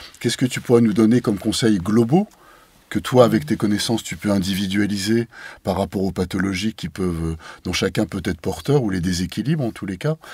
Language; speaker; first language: French; native; French